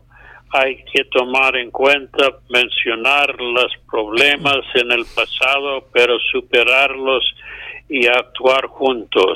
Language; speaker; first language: Spanish; non-native, fluent; English